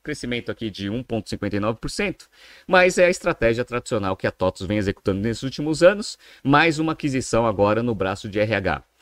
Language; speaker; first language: Portuguese; native; Portuguese